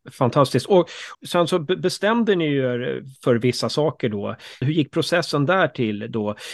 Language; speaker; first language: Swedish; native; Swedish